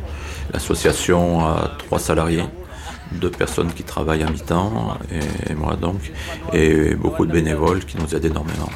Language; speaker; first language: French; native; French